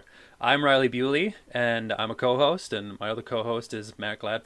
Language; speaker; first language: English; native; English